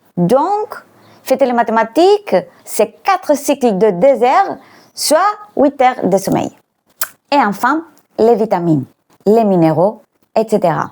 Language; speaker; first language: French; non-native, fluent; Greek